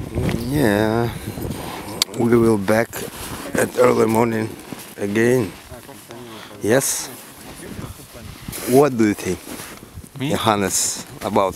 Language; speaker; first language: English; non-native, learner; Russian